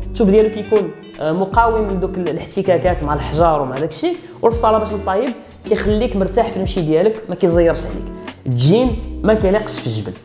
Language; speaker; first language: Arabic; native; Arabic